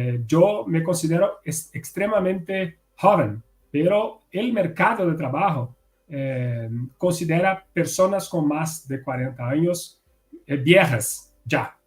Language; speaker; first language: Spanish; non-native, fluent; Portuguese